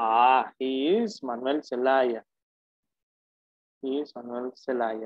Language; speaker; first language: English; non-native, fluent; Spanish